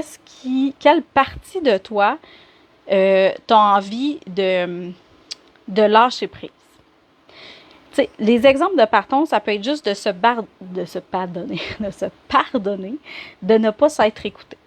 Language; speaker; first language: French; native; French